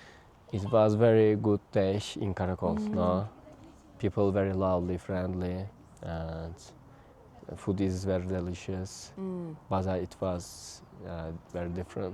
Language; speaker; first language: English; non-native, learner; Turkish